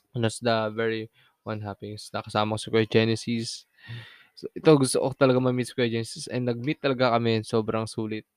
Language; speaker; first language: Filipino; non-native, local second language; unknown